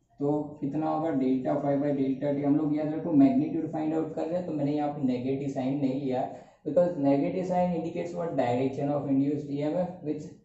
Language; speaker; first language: Hindi; non-native, local second language; Gujarati